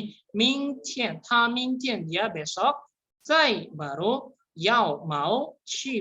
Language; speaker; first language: Indonesian; native; Indonesian